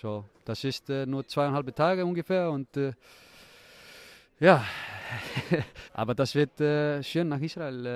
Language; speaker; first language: German; non-native, fluent; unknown